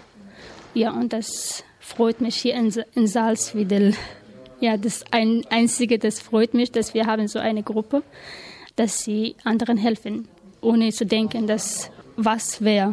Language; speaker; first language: German; non-native, learner; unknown